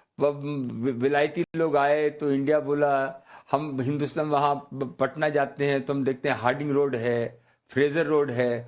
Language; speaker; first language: Hindi; native; Hindi